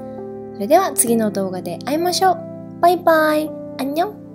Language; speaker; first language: Japanese; native; Japanese